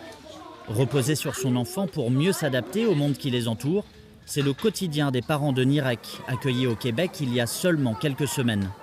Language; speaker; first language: French; native; French